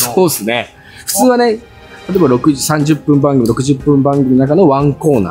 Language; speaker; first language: Japanese; native; Japanese